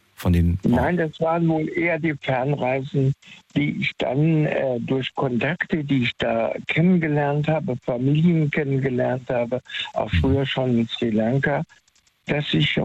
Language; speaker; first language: German; native; German